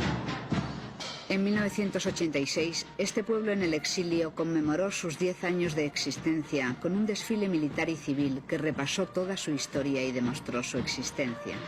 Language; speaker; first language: Spanish; native; Spanish